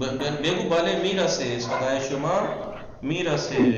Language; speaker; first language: Persian; non-native, fluent; Urdu